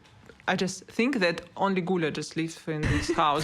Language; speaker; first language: English; non-native, learner; Russian